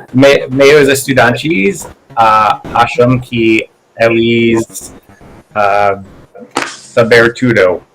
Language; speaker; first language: Portuguese; non-native, learner; English